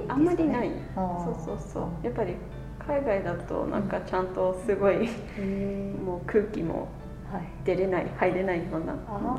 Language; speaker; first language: Japanese; non-native, fluent; English